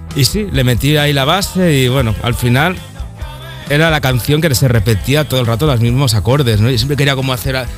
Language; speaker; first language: Spanish; native; Spanish